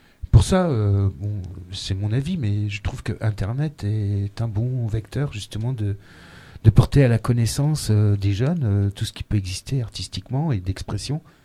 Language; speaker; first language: French; native; French